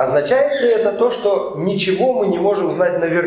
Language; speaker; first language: Polish; non-native, learner; Russian